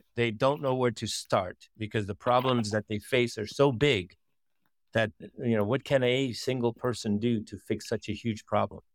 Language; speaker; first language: English; early bilingual, other home language; Dutch